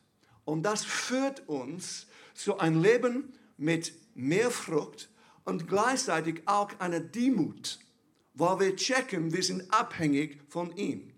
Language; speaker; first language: German; non-native, fluent; English